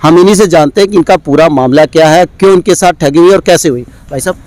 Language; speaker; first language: Hindi; native; Hindi